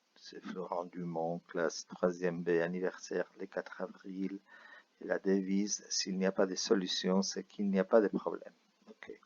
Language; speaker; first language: French; non-native, fluent; Spanish